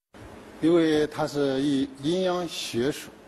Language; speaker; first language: Chinese; native; Chinese